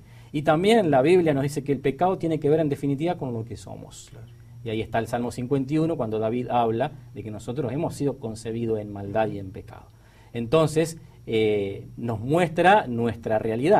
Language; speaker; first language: Spanish; native; Spanish